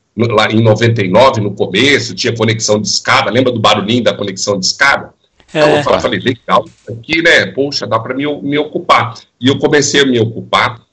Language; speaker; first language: Portuguese; native; Portuguese